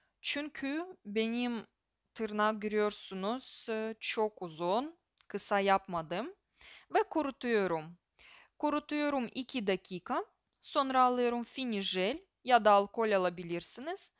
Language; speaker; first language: Turkish; non-native, fluent; Russian